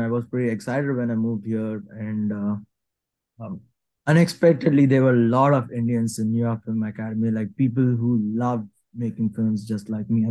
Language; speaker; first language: English; non-native, local second language; Telugu